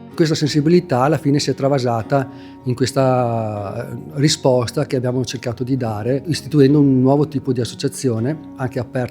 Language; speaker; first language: Italian; native; Italian